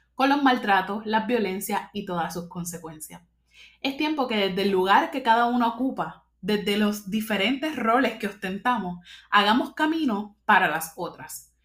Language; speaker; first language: Spanish; native; Spanish